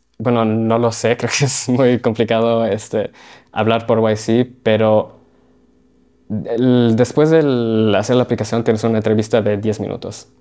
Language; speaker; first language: Spanish; early bilingual, heritage; Spanish